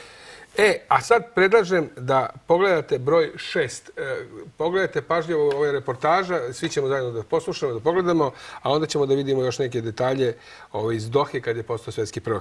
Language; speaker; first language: Croatian; native; Croatian